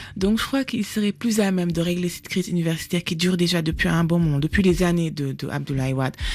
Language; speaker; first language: French; non-native, local second language; Fula